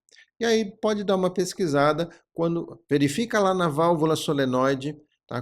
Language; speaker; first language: Portuguese; native; Portuguese